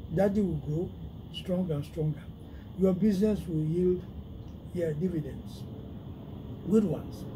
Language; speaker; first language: English; non-native, local second language; Yoruba